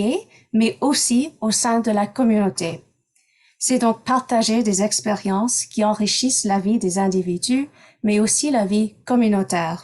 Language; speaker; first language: French; non-native, local second language; English